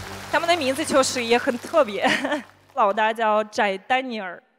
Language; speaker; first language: Chinese; non-native, fluent; Russian